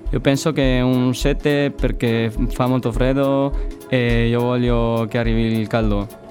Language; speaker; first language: Italian; non-native, learner; Spanish